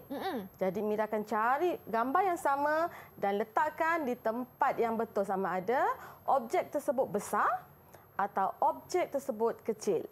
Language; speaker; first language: Malay; native; Malay